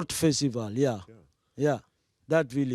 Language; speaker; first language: Dutch; non-native, fluent; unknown